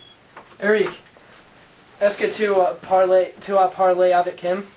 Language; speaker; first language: French; non-native, learner; English